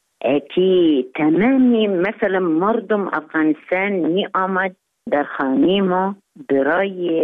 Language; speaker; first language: Persian; non-native, learner; Arabic